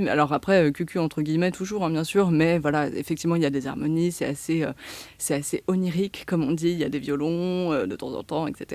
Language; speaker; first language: French; native; French